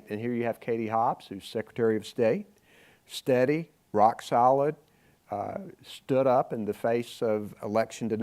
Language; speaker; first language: English; native; English